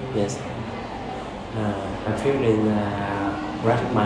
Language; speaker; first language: English; non-native, learner; Vietnamese